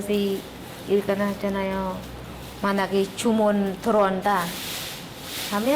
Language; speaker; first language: Korean; non-native, learner; Khmer